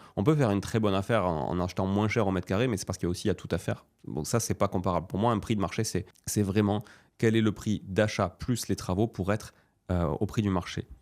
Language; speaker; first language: French; native; French